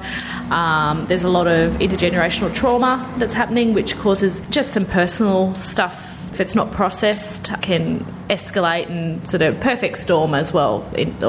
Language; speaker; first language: English; native; English